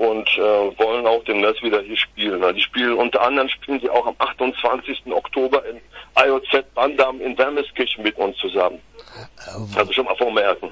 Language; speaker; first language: German; native; German